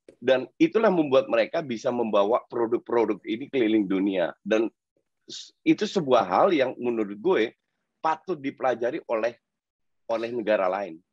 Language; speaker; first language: Indonesian; non-native, fluent; Dutch